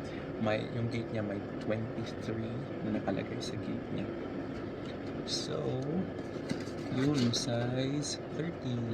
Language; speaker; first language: Filipino; native; Filipino